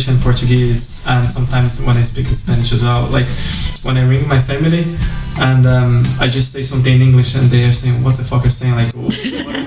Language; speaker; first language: English; non-native, fluent; Portuguese